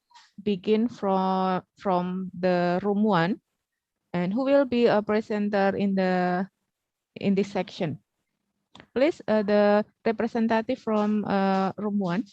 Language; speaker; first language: English; non-native, learner; Indonesian